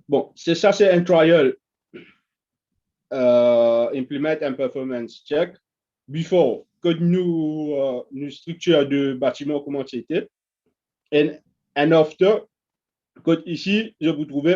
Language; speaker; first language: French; non-native, local second language; Morisyen